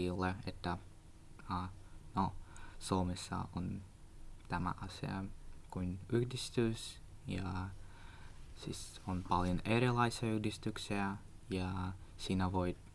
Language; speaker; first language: Finnish; non-native, learner; Russian